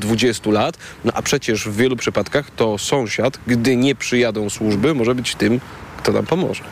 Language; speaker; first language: Polish; native; Polish